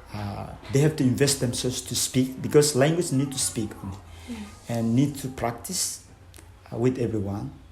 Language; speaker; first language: English; non-native, fluent; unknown